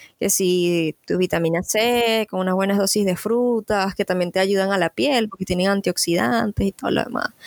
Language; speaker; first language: Spanish; native; Spanish